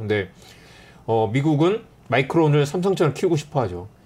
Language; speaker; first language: Korean; native; Korean